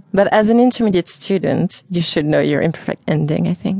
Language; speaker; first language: English; non-native, fluent; French